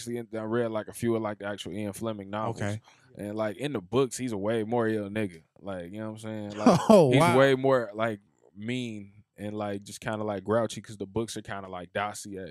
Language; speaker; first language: English; native; English